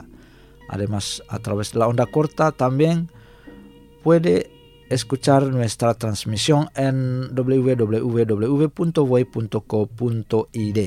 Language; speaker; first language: Spanish; non-native, fluent; Indonesian